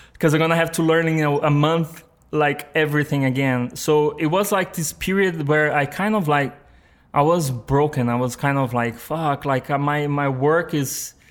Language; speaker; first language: English; non-native, fluent; Portuguese